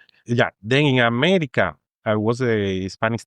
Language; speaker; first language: English; non-native, fluent; Spanish